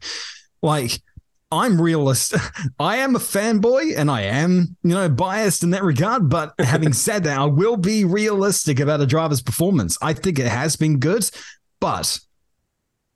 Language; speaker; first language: English; native; English